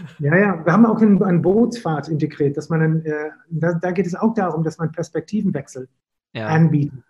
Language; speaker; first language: German; non-native, fluent; English